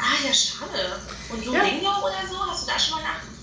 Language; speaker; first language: German; native; German